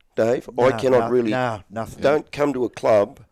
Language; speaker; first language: English; native; English